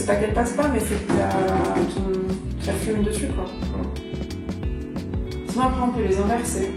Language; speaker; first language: French; native; French